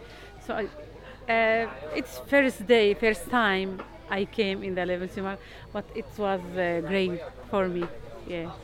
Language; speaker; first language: English; non-native, learner; Arabic